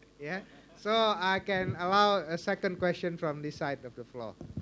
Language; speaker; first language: English; non-native, fluent; Indonesian